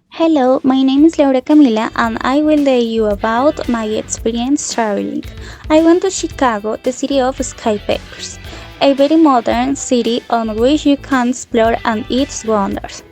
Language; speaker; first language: English; non-native, learner; Spanish